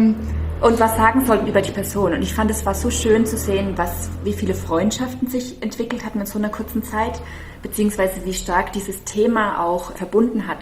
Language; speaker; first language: German; native; German